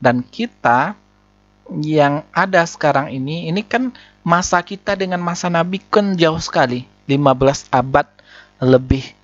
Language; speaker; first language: Indonesian; native; Indonesian